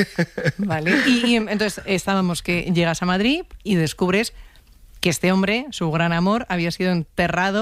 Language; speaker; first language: Spanish; native; Spanish